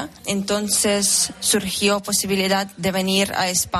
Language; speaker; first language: Spanish; non-native, learner; Ukrainian